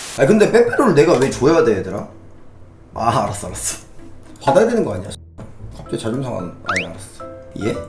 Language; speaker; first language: Korean; native; Korean